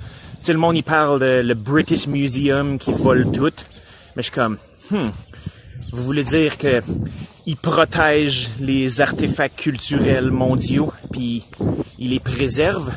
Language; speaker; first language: French; native; French